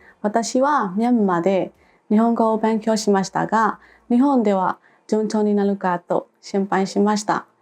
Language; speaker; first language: Japanese; non-native, fluent; Burmese